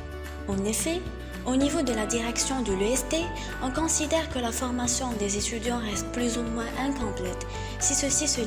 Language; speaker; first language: French; non-native, local second language; Arabic